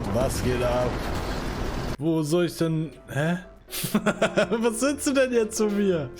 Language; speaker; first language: German; native; German